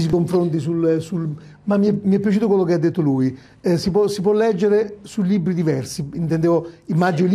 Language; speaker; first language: Italian; native; Italian